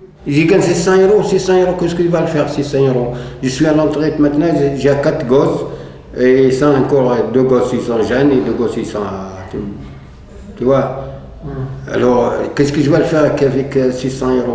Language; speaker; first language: French; non-native, fluent; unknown